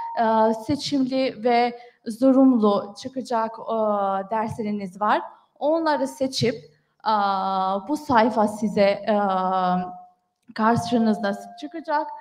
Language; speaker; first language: Turkish; non-native, fluent; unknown